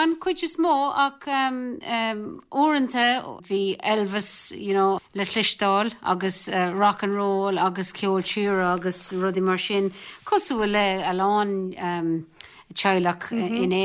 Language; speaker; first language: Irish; non-native, local second language; English